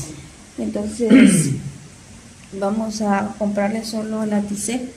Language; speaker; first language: Spanish; native; Spanish